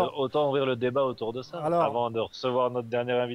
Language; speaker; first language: French; native; French